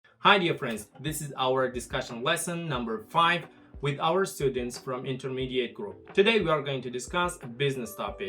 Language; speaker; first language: English; non-native, fluent; Tajik